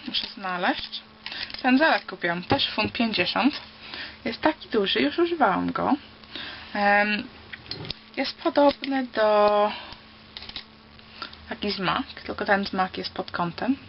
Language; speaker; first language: Polish; early bilingual, heritage; Polish